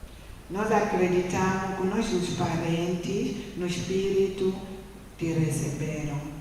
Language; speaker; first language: Portuguese; non-native, learner; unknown